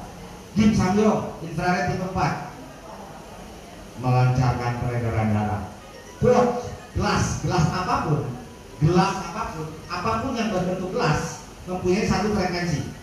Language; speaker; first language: Indonesian; native; Indonesian